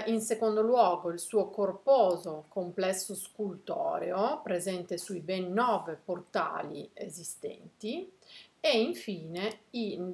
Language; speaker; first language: Italian; native; Italian